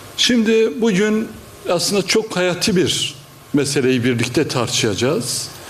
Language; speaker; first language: Turkish; non-native, local second language; Kurdish